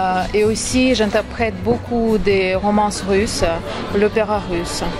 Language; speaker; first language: French; non-native, fluent; Russian